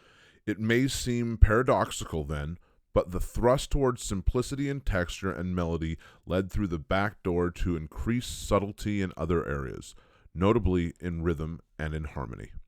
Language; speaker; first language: English; native; English